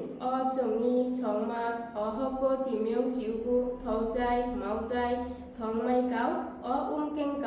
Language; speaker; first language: Cantonese; non-native, learner; Bangla